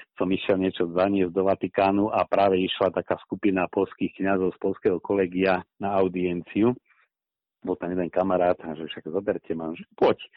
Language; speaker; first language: Slovak; native; Slovak